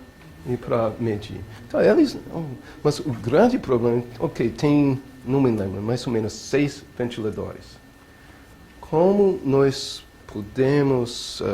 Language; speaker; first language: Portuguese; non-native, learner; English